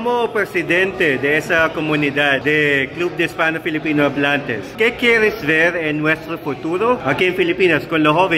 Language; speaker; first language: Spanish; non-native, fluent; Filipino